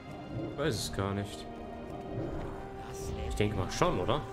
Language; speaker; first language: German; native; German